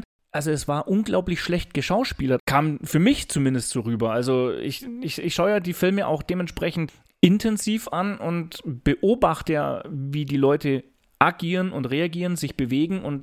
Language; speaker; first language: German; native; German